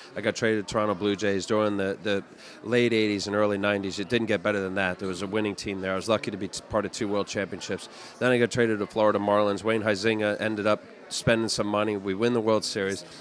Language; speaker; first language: English; native; English